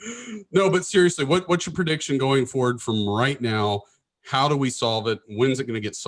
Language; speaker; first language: English; native; English